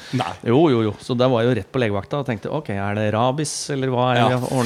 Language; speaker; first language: Norwegian; native; Norwegian